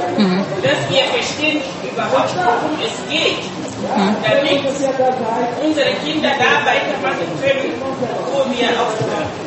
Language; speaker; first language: German; non-native, fluent; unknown